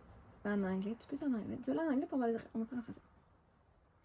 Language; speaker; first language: French; native; French